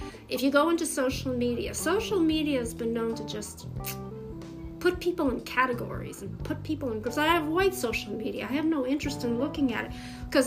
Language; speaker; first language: English; native; English